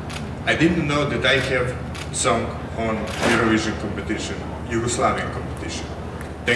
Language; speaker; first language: English; non-native, learner; Serbian